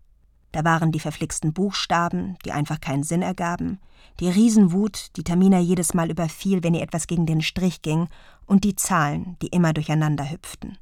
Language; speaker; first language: German; native; German